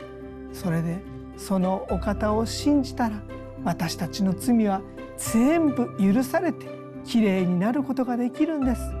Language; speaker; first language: Japanese; native; Japanese